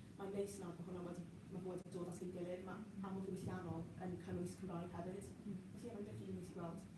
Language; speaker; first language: Welsh; non-native, local second language; English